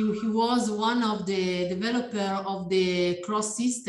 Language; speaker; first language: English; non-native, learner; Italian